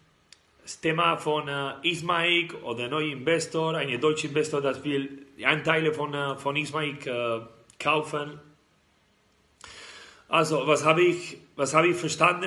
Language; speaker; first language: German; non-native, learner; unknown